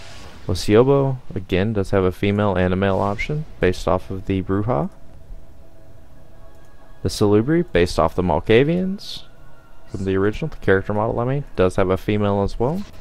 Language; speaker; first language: English; native; English